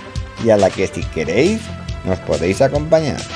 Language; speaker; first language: Spanish; native; Spanish